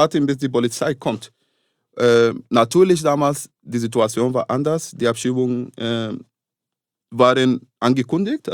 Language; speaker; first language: German; non-native, fluent; Arabic